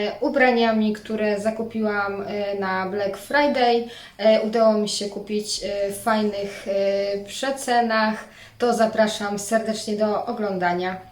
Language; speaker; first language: Polish; native; Polish